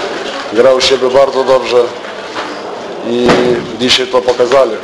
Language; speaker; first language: Polish; non-native, fluent; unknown